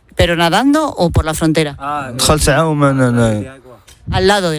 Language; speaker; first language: Spanish; native; Spanish